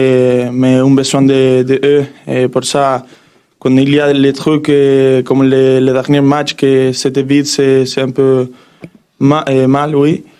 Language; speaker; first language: French; non-native, learner; Spanish